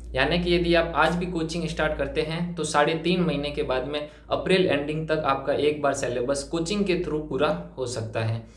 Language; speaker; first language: Hindi; native; Hindi